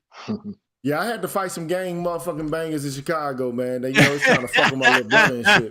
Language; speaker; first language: English; native; English